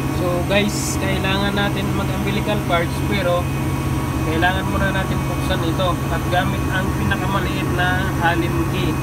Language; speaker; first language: Filipino; non-native, local second language; Cebuano